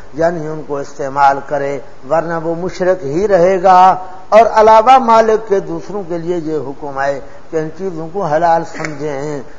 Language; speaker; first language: Urdu; non-native, local second language; Saraiki